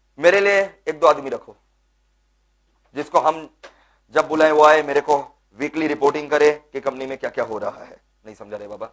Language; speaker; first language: Hindi; non-native, local second language; Bangla